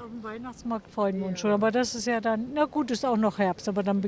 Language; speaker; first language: German; native; German